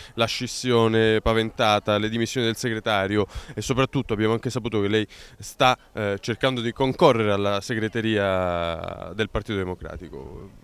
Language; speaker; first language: Italian; native; Italian